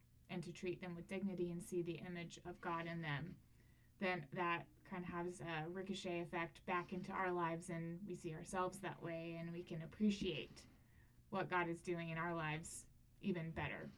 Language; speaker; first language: English; native; English